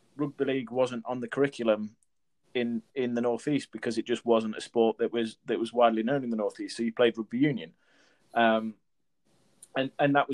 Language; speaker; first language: English; native; English